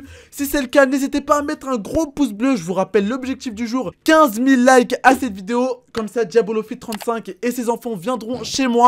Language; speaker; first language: French; native; French